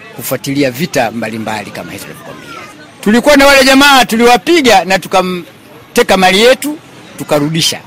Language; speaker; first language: Swahili; non-native, local second language; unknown